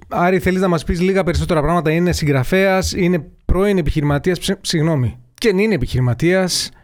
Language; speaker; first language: Greek; native; Greek